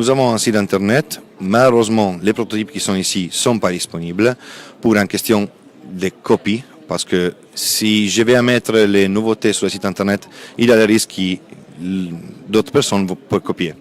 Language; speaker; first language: French; non-native, fluent; Italian